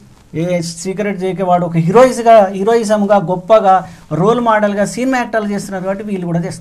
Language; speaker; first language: Telugu; native; Telugu